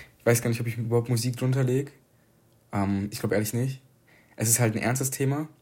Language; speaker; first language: German; early bilingual, other home language; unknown